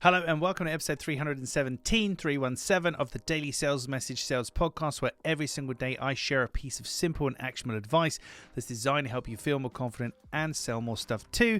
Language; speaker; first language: English; native; English